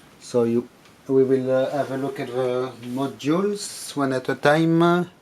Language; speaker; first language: English; non-native, fluent; French